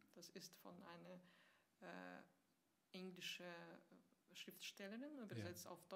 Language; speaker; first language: German; non-native, fluent; Russian